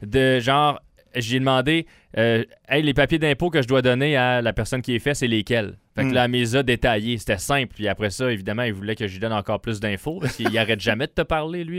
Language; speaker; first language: French; native; French